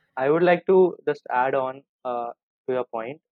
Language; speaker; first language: English; non-native, local second language; Hindi